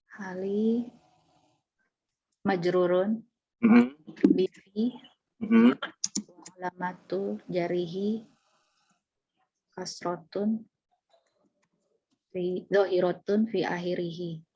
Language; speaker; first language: Arabic; non-native, learner; Indonesian